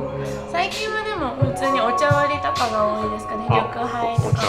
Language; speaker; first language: Japanese; native; Japanese